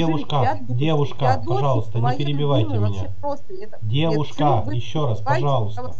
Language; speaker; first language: Russian; native; Russian